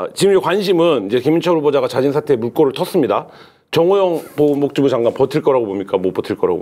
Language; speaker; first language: Korean; native; Korean